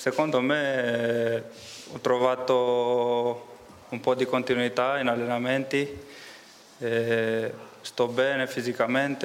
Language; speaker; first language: Italian; non-native, fluent; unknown